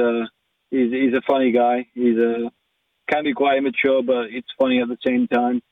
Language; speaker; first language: English; native; English